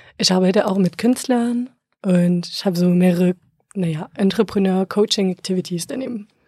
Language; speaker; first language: German; non-native, fluent; French